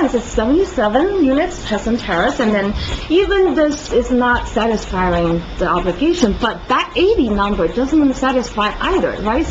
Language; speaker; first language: English; non-native, fluent; Chinese